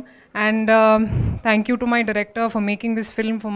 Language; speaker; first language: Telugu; non-native, local second language; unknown